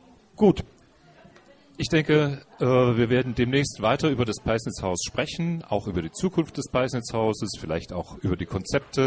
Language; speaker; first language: German; native; German